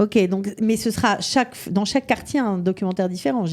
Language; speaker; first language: French; native; French